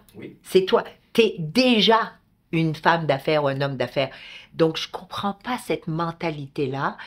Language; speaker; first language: French; native; French